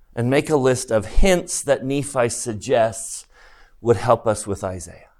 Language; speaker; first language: English; native; English